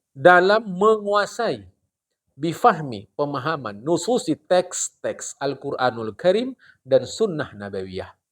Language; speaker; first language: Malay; non-native, local second language; Indonesian